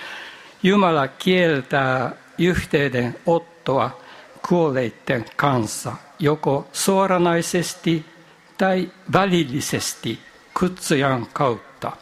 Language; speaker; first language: Finnish; non-native, fluent; Japanese